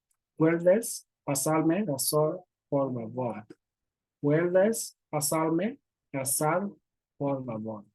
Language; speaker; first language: Spanish; non-native, learner; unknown